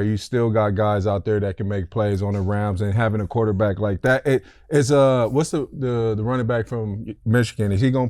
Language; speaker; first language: English; native; English